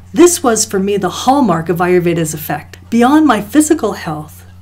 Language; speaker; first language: English; native; English